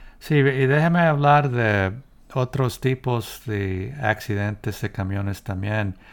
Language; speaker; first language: Spanish; early bilingual, heritage; Spanish